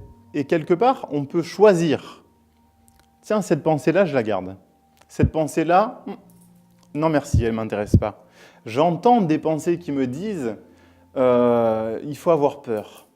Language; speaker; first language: French; native; French